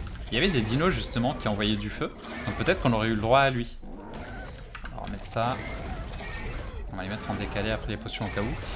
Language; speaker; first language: French; native; French